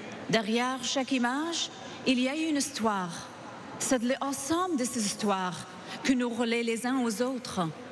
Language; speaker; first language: French; non-native, fluent; Persian